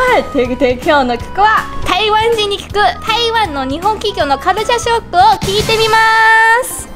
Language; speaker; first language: Japanese; non-native, learner; Chinese